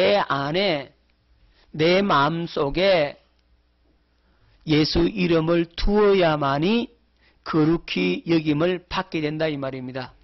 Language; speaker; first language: Korean; native; Korean